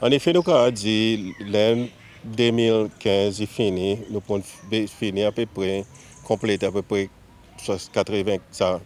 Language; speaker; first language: French; non-native, local second language; Seselwa Creole French